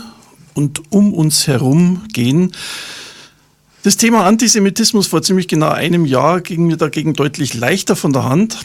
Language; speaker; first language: German; native; German